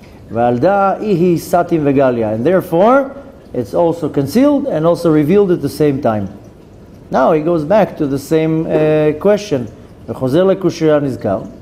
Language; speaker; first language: English; non-native, fluent; Hebrew